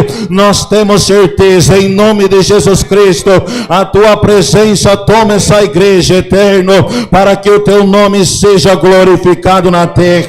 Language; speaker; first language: Portuguese; native; Portuguese